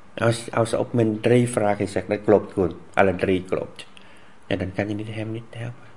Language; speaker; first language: Dutch; non-native, fluent; Vietnamese